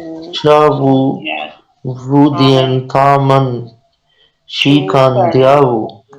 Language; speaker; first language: Chinese; non-native, learner; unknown